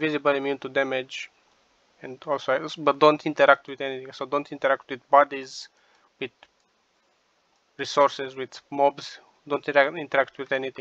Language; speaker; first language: English; non-native, fluent; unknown